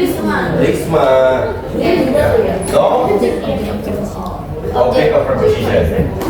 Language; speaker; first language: English; non-native, fluent; Indonesian